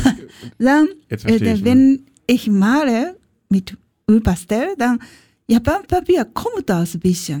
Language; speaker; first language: German; non-native, learner; Japanese